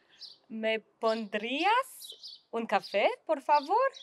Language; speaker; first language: Spanish; non-native, learner; French